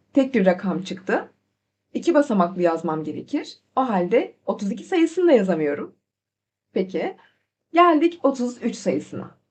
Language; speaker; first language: Turkish; native; Turkish